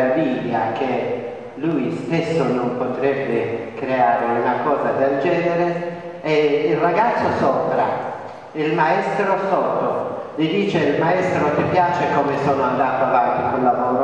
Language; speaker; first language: Italian; non-native, fluent; Central Kurdish